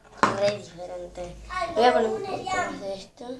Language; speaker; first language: Spanish; native; Spanish